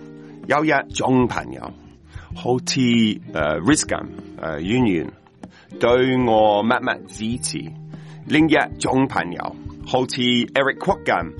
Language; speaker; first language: Cantonese; non-native, learner; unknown